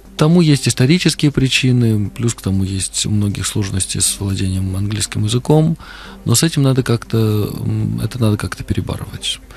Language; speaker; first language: Russian; native; Russian